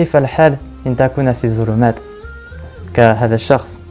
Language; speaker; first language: Arabic; non-native, learner; French